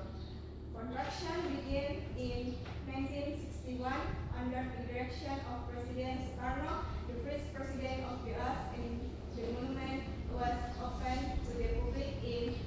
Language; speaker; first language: English; non-native, learner; Indonesian